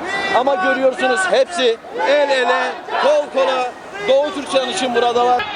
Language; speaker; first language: Turkish; native; Turkish